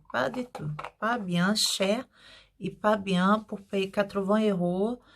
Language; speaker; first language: French; non-native, learner; Portuguese